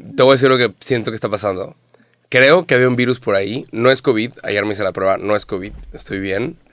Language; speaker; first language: Spanish; native; Spanish